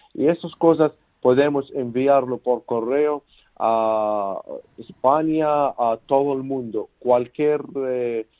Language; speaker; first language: Spanish; non-native, learner; Arabic